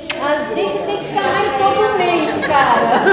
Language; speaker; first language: Portuguese; native; Portuguese